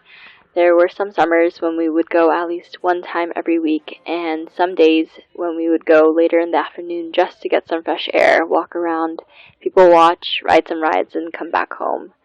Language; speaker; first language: English; native; English